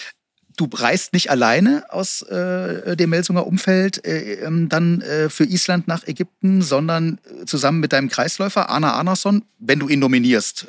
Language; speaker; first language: German; native; German